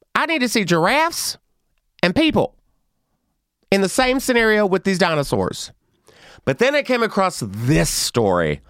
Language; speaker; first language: English; native; English